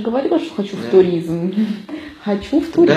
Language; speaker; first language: Russian; native; Russian